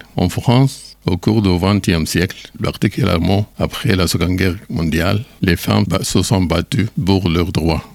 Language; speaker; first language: French; non-native, learner; Arabic